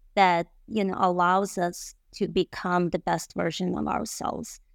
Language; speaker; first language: English; non-native, fluent; Bosnian